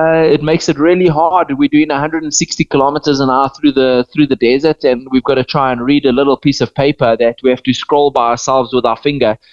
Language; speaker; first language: English; native; English